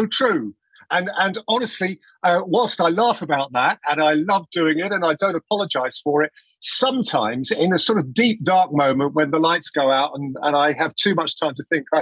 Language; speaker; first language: English; native; English